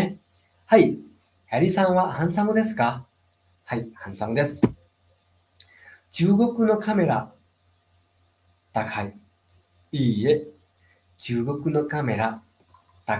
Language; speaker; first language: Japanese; non-native, fluent; Nepali